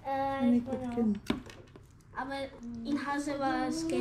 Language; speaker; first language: German; early bilingual, heritage; Bosnian